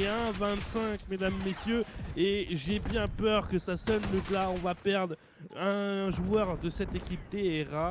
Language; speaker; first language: French; native; French